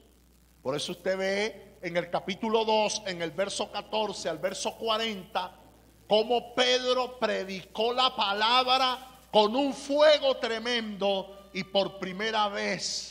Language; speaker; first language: Spanish; native; Spanish